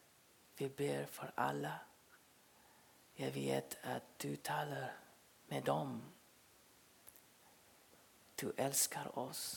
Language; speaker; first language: Swedish; non-native, fluent; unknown